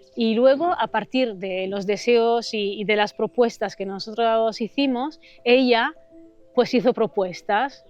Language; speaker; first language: Spanish; non-native, fluent; Italian